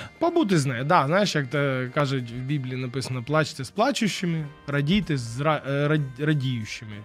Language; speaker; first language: Ukrainian; non-native, local second language; Russian